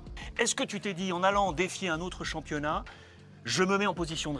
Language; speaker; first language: French; native; French